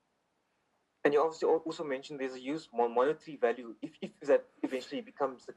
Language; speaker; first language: English; non-native, local second language; Afrikaans